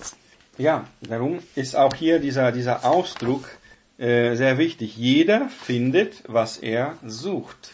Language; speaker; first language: German; non-native, fluent; Portuguese